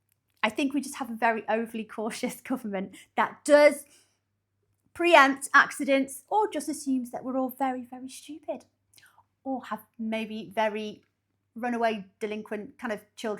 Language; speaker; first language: English; native; English